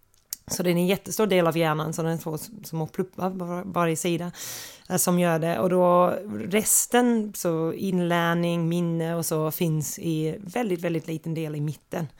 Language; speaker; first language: Swedish; non-native, fluent; English